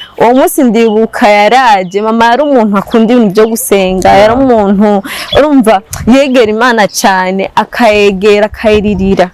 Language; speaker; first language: Rundi; non-native, local second language; Swahili